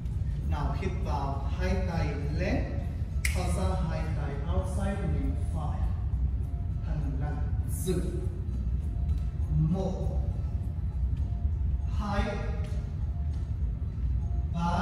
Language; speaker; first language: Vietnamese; non-native, learner; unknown